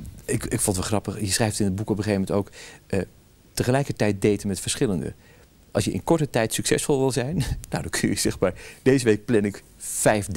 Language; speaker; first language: Dutch; native; Dutch